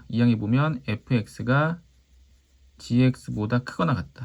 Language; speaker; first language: Korean; native; Korean